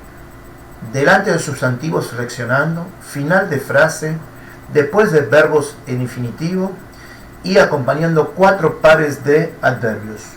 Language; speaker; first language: Spanish; non-native, fluent; Portuguese